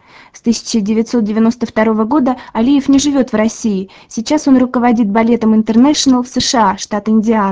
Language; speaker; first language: Russian; native; Russian